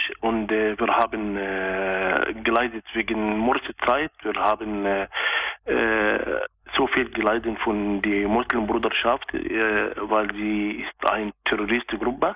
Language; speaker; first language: German; non-native, local second language; Arabic